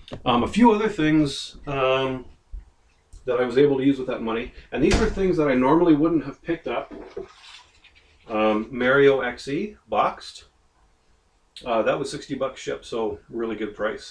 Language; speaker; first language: English; native; English